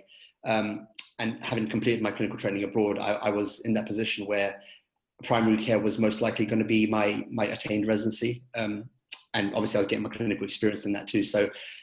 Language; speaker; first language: English; native; English